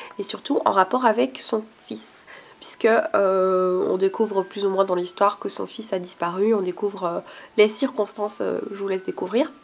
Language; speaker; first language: French; native; French